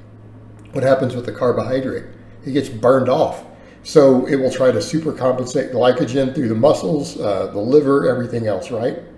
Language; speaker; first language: English; native; English